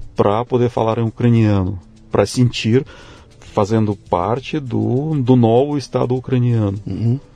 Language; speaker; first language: Portuguese; non-native, fluent; Russian